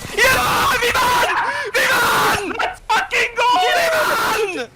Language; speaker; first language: Swedish; native; Swedish